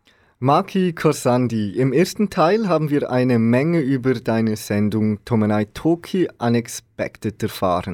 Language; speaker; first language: German; native; German